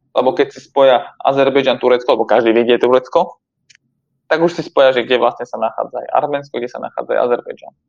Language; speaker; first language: Slovak; non-native, fluent; Armenian